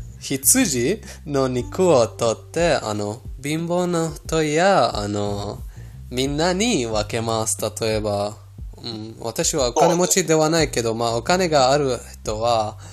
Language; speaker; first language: Japanese; non-native, fluent; Persian